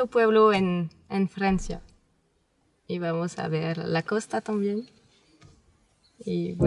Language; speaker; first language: Spanish; non-native, learner; French